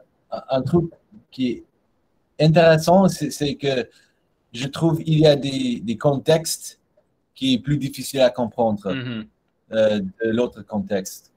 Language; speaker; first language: French; non-native, learner; English